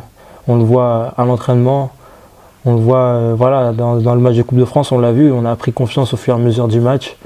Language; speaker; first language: French; native; French